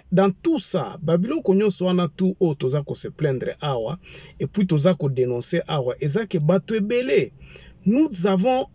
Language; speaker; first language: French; non-native, local second language; Lingala